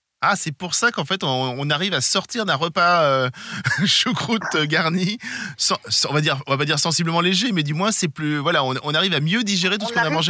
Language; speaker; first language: French; native; French